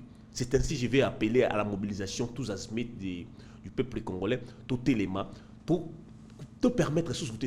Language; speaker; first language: French; non-native, local second language; Lingala